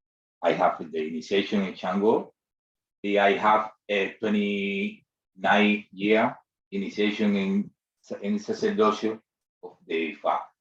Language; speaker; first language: English; non-native, learner; Spanish